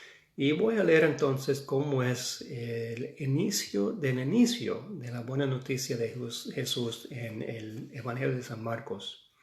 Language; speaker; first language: Spanish; non-native, fluent; English